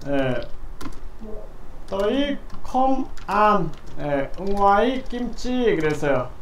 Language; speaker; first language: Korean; non-native, fluent; Vietnamese